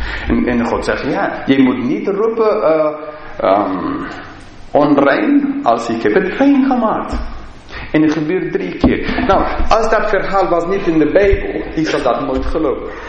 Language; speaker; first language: Dutch; non-native, fluent; English